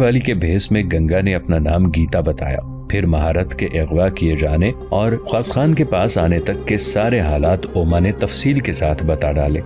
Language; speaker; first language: Urdu; native; Urdu